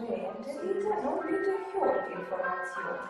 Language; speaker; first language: German; non-native, fluent; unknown